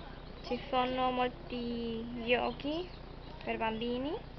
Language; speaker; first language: Italian; non-native, learner; Spanish